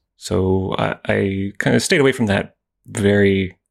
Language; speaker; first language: English; native; English